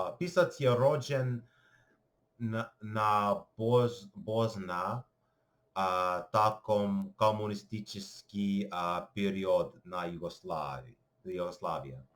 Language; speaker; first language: Bosnian; non-native, learner; English